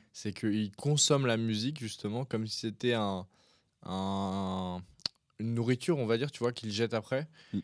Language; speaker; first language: French; native; French